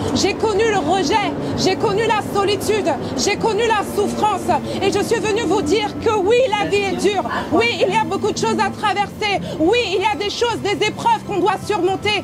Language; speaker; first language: French; native; French